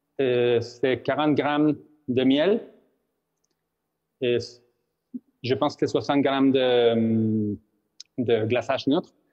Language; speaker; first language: French; non-native, fluent; Spanish